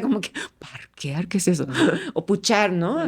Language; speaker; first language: Spanish; non-native, fluent; Japanese